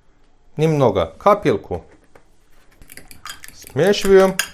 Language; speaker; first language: Russian; non-native, learner; Turkish